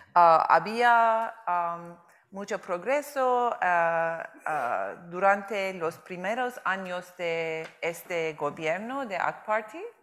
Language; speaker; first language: Spanish; non-native, learner; Turkish